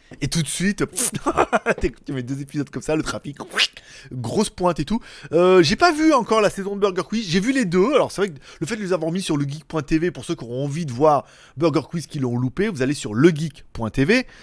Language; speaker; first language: French; native; French